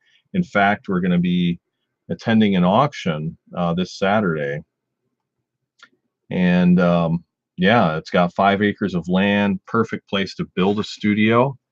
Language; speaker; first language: English; native; English